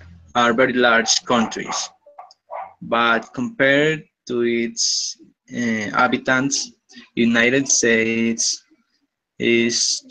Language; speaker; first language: English; non-native, learner; Spanish